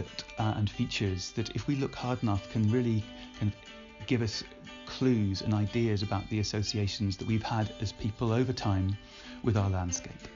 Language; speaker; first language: English; native; English